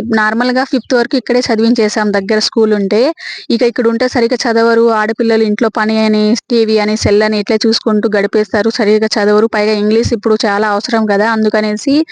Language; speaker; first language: Telugu; native; Telugu